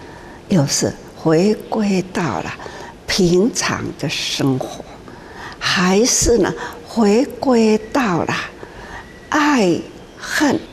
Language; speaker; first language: Chinese; non-native, local second language; Min Nan Chinese